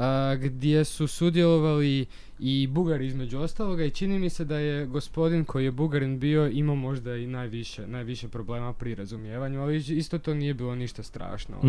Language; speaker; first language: Croatian; native; Croatian